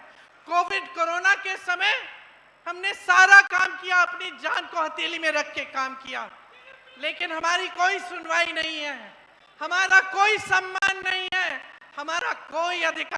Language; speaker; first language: Hindi; native; Hindi